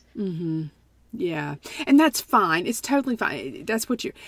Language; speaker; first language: English; native; English